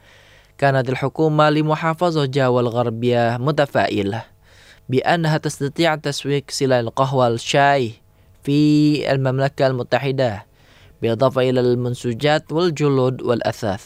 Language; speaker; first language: Arabic; non-native, local second language; Indonesian